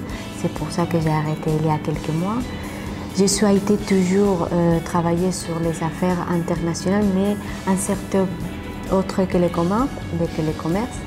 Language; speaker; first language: French; non-native, fluent; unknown